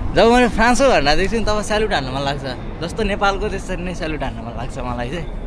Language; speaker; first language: Nepali; native; Nepali